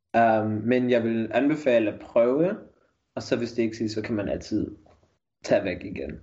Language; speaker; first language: Danish; native; Danish